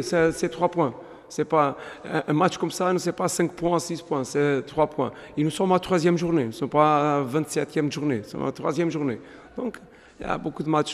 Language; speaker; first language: French; non-native, fluent; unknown